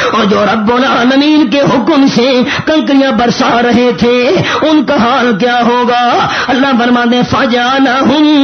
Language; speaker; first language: Urdu; non-native, local second language; Punjabi